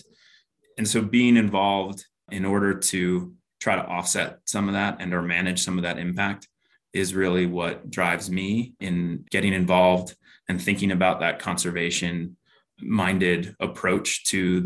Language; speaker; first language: English; native; English